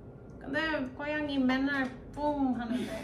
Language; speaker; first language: Korean; non-native, learner; English